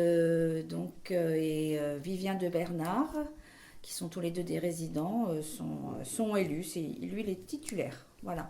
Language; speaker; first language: French; native; French